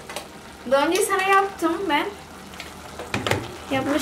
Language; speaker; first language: Turkish; non-native, learner; Indonesian